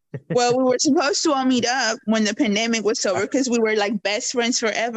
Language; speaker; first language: English; early bilingual, other home language; Spanish